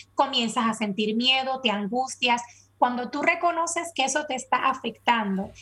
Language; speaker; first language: Spanish; native; Spanish